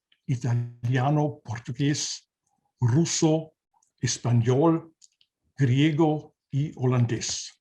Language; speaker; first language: Spanish; non-native, learner; German